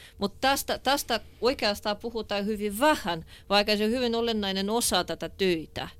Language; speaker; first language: Finnish; non-native, fluent; Russian